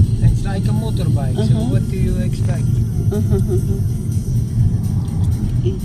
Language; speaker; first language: English; non-native, learner; Dutch